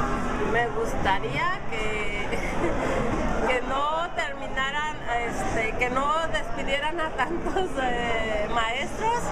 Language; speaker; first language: Spanish; non-native, local second language; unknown